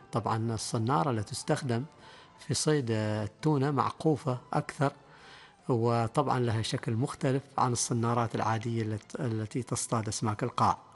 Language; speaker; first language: Arabic; native; Arabic